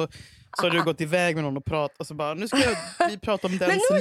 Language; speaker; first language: Swedish; native; Swedish